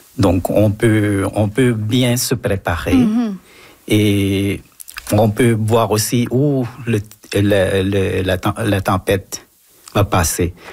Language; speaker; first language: French; non-native, fluent; Filipino